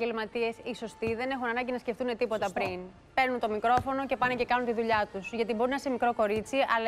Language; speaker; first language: Greek; native; Greek